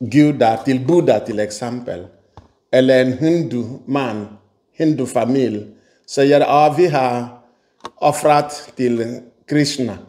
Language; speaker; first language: Swedish; non-native, fluent; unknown